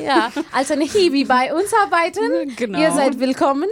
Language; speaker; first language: German; non-native, fluent; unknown